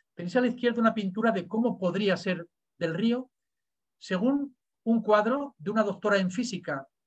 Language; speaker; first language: Spanish; native; Spanish